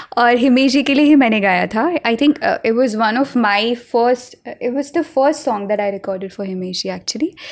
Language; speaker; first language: Hindi; native; Hindi